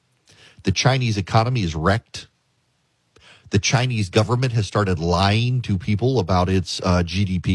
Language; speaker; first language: English; native; English